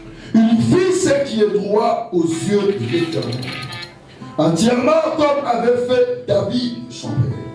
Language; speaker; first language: French; non-native, local second language; Lingala